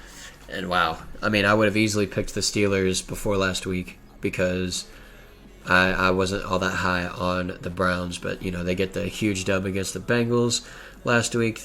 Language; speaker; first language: English; native; English